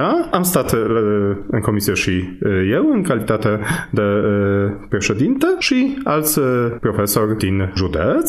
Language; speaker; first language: Romanian; non-native, fluent; Polish